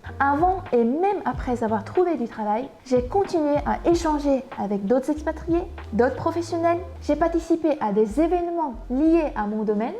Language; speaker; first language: French; non-native, fluent; Vietnamese